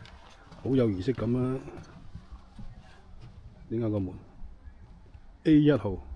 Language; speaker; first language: Cantonese; native; Cantonese